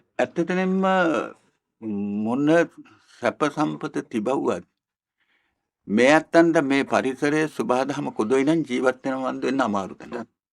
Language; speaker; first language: Sinhala; native; Sinhala